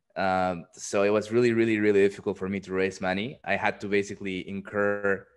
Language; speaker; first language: English; non-native, fluent; Spanish